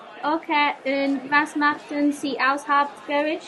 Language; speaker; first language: German; non-native, learner; English